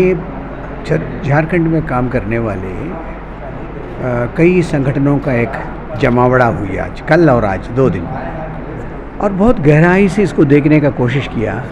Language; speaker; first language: Hindi; native; Hindi